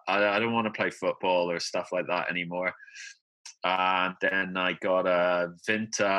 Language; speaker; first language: English; native; English